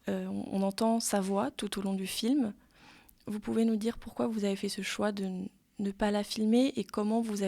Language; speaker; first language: French; native; French